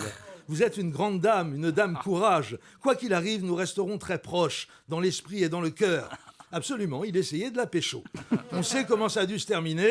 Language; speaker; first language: French; native; French